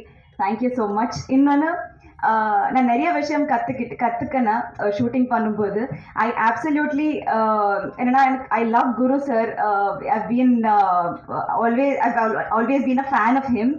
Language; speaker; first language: Tamil; non-native, learner; Telugu